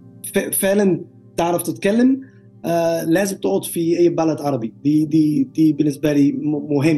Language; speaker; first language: Arabic; non-native, learner; Dutch